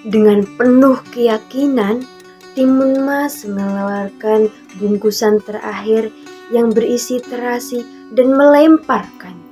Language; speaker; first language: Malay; non-native, local second language; Javanese